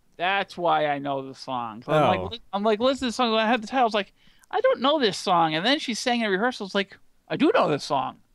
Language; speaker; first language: English; native; English